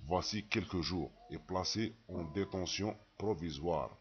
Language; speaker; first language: French; non-native, local second language; Arabic